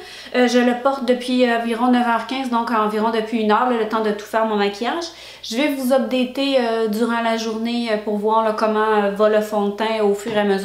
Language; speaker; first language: French; native; French